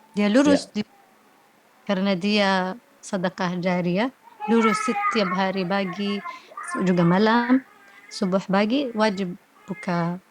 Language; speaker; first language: Indonesian; non-native, learner; Arabic